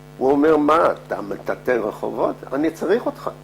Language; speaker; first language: Hebrew; non-native, fluent; Dutch